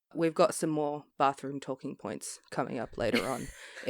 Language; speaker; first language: English; native; English